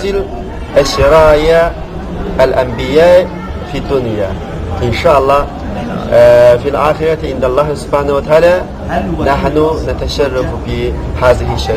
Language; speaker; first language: Arabic; non-native, learner; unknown